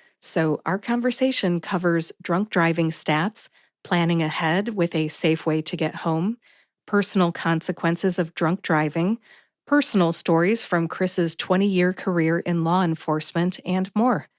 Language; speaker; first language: English; native; English